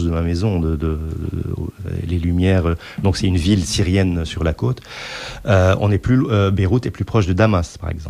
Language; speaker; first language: French; non-native, local second language; Arabic